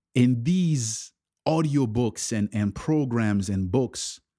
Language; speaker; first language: English; early bilingual, other home language; French